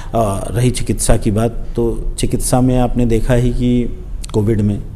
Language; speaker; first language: Hindi; native; Hindi